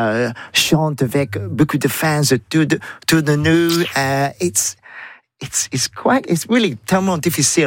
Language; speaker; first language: French; non-native, learner; English